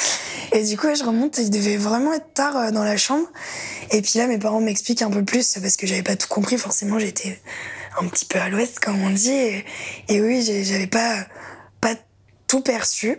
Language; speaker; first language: French; native; French